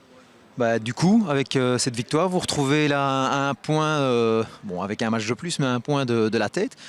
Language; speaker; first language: French; native; French